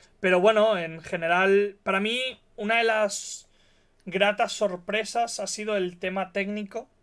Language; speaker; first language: Spanish; native; Spanish